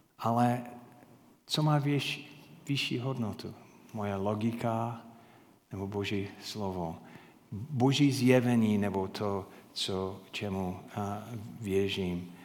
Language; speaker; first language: Czech; non-native, fluent; English